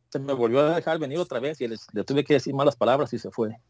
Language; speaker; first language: Spanish; native; Spanish